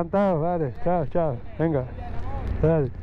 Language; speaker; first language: Spanish; non-native, learner; Persian